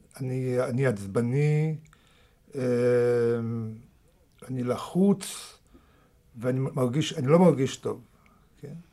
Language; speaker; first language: Hebrew; early bilingual, other home language; Russian